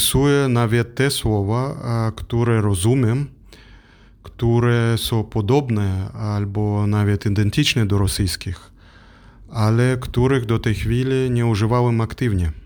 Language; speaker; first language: Polish; non-native, learner; German